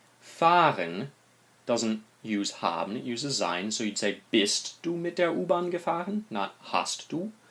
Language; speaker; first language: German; non-native, fluent; English